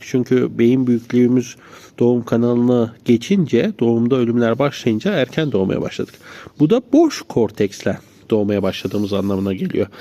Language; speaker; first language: Turkish; native; Turkish